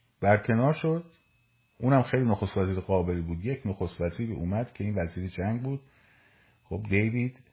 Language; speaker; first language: Persian; native; Persian